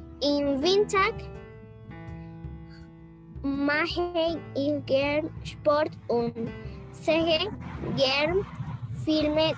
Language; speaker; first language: German; non-native, learner; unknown